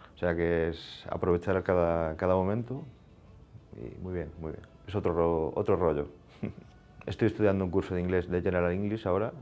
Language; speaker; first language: Spanish; native; Spanish